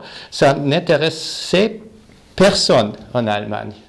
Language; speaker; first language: French; non-native, fluent; German